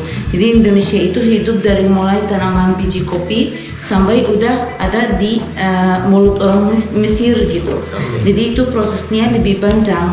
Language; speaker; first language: Indonesian; non-native, fluent; Arabic